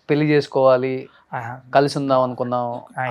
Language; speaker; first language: Telugu; native; Telugu